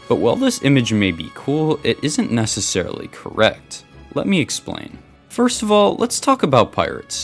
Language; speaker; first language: English; native; English